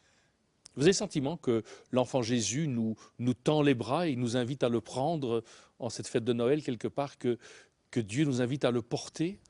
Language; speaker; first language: French; native; French